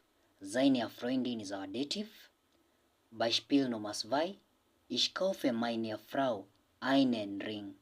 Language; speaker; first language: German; non-native, learner; English